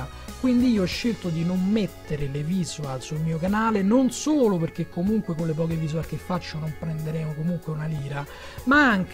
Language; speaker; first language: Italian; native; Italian